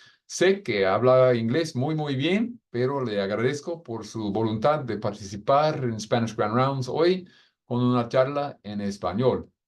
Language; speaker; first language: Spanish; non-native, fluent; English